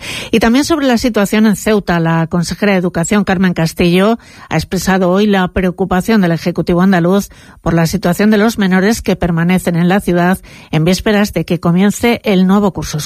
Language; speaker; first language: Spanish; native; Spanish